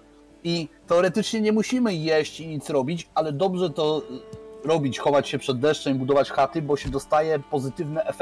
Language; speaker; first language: Polish; native; Polish